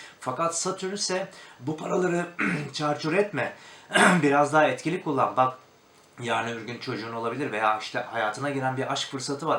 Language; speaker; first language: Turkish; native; Turkish